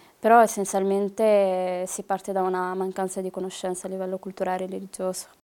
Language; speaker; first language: Italian; early bilingual, other home language; Arabic